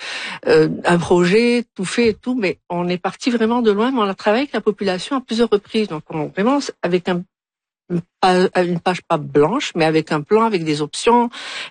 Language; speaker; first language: French; non-native, local second language; Arabic